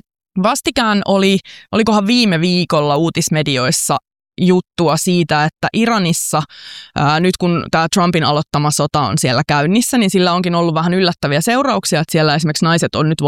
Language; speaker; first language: Finnish; native; Finnish